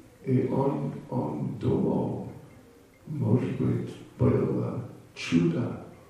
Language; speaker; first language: Russian; non-native, learner; English